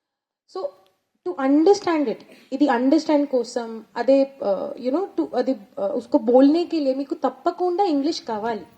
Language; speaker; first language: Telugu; non-native, learner; Hindi